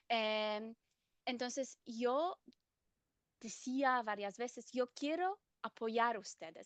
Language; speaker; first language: Spanish; non-native, fluent; German